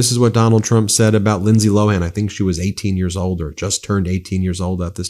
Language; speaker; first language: English; native; English